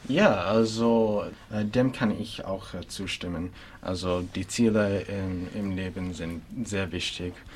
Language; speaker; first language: German; non-native, fluent; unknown